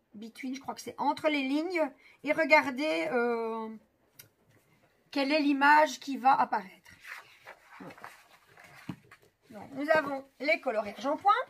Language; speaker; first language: French; native; French